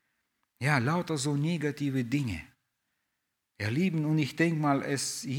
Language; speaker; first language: German; non-native, fluent; Russian